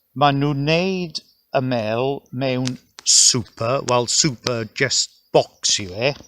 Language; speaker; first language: Welsh; non-native, local second language; English